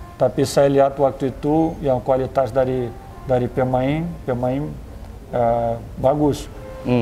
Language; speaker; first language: Indonesian; non-native, fluent; Portuguese